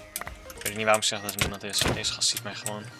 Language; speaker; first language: Dutch; native; Dutch